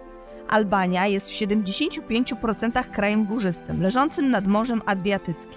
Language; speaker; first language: Polish; native; Polish